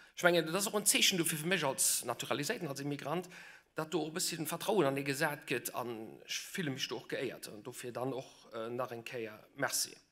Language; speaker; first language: Luxembourgish; non-native, fluent; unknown